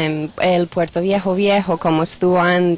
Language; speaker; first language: Spanish; non-native, fluent; English